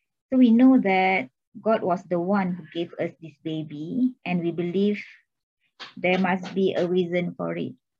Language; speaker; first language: English; non-native, local second language; Malay